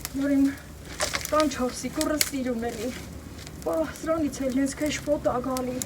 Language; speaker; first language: Armenian; native; Armenian